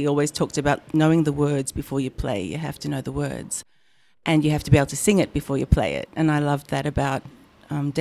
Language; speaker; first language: English; native; English